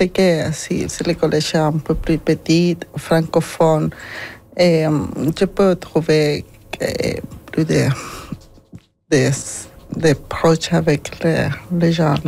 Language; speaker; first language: French; non-native, learner; Spanish